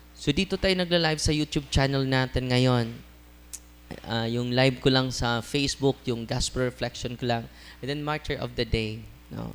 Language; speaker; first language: Filipino; non-native, local second language; Cebuano